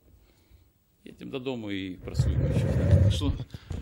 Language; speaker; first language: Polish; non-native, learner; Russian